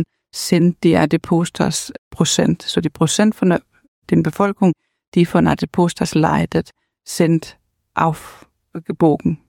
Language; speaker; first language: German; non-native, learner; Danish